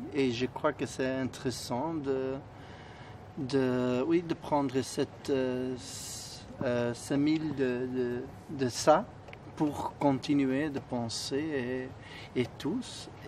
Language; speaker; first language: French; non-native, fluent; Spanish